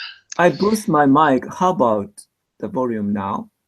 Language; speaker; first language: English; non-native, learner; Japanese